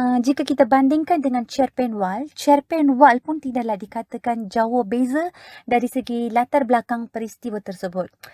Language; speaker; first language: Malay; non-native, local second language; Tamil